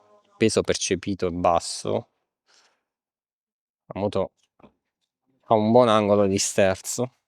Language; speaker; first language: Italian; native; Italian